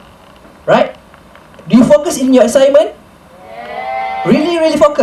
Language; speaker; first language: English; non-native, local second language; Malay